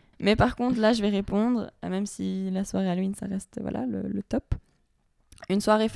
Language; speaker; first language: French; native; French